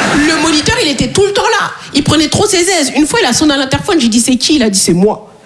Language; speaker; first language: French; native; French